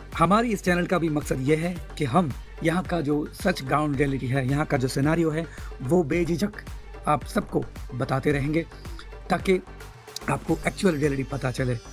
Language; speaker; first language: Hindi; non-native, fluent; Bangla